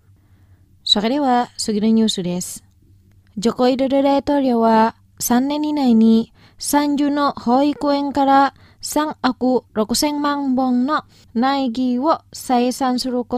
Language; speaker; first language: Japanese; non-native, fluent; Indonesian